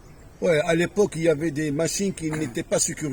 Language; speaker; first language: French; native; French